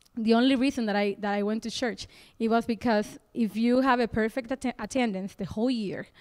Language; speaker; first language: English; non-native, fluent; Spanish